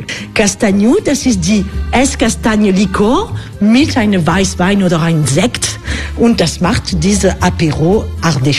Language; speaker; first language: German; non-native, learner; French